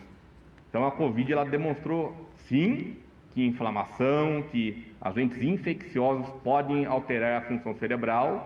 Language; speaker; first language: Portuguese; native; Portuguese